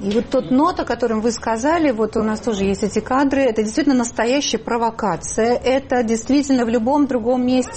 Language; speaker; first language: Russian; native; Russian